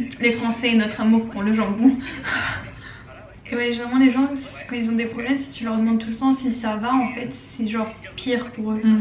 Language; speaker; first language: French; native; French